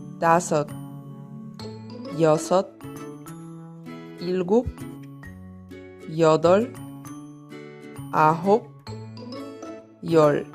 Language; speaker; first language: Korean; non-native, fluent; Polish